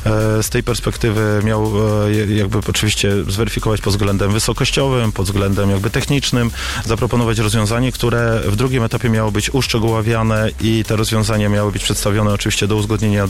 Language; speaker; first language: Polish; native; Polish